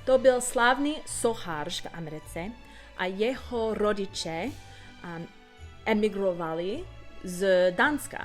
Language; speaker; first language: Czech; non-native, learner; English